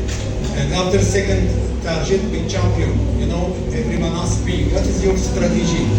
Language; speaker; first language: English; non-native, learner; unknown